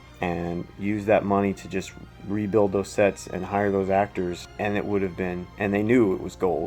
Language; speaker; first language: English; native; English